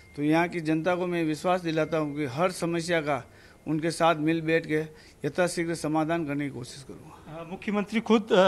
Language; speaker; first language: Hindi; native; Hindi